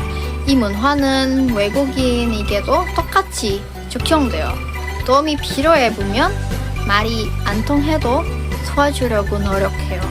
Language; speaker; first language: Korean; non-native, fluent; Indonesian